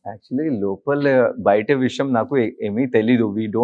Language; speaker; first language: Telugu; non-native, learner; Hindi